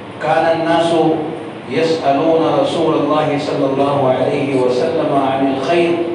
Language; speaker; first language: Urdu; native; Urdu